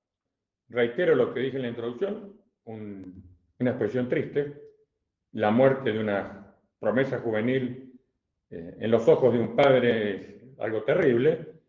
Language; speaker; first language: Spanish; native; Spanish